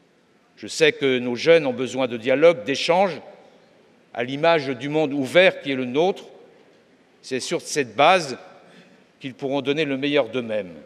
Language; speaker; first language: French; native; French